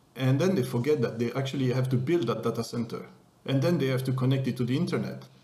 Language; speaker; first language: English; non-native, fluent; French